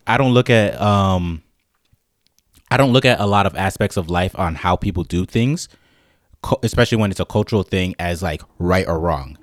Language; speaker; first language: English; native; English